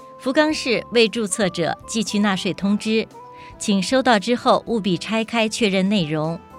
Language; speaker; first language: Chinese; native; Chinese